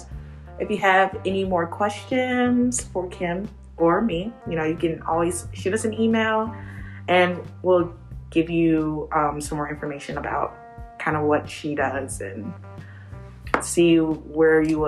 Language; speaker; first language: English; native; English